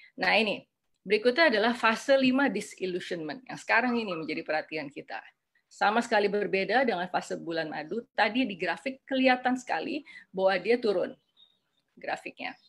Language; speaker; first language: Indonesian; native; Indonesian